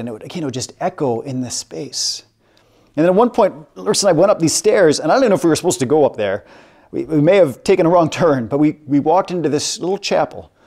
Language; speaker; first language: English; native; English